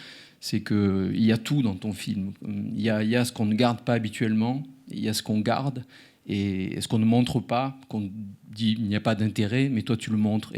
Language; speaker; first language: French; native; French